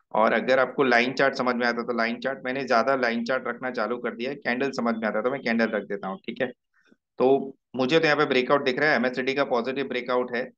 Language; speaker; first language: Hindi; native; Hindi